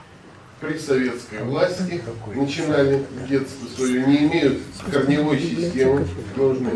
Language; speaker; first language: Russian; native; Russian